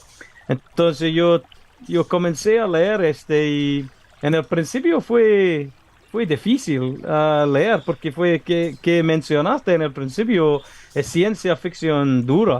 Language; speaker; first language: Spanish; non-native, learner; English